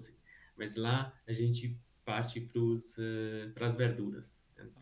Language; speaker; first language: Portuguese; non-native, fluent; Hungarian